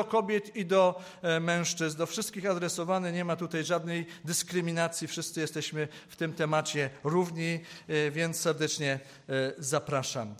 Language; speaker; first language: Polish; native; Polish